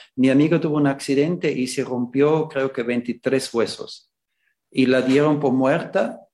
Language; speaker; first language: Spanish; non-native, fluent; German